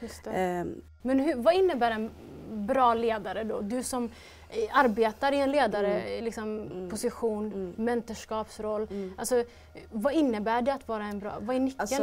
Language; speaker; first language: Swedish; native; Swedish